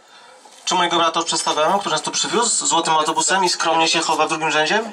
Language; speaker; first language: Polish; native; Polish